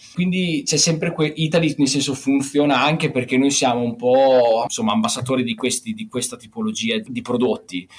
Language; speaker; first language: Italian; native; Italian